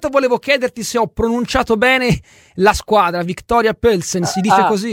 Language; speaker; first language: Italian; native; Italian